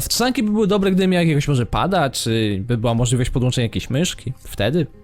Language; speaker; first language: Polish; native; Polish